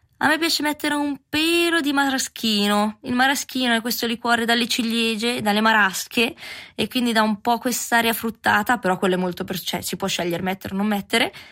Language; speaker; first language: Italian; native; Italian